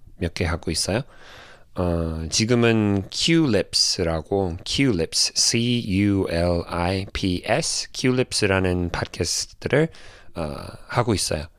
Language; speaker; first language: Korean; non-native, fluent; English